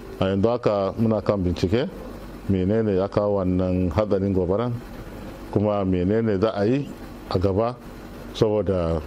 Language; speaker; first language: Hausa; native; Hausa